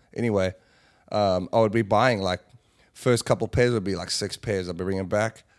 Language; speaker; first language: English; native; English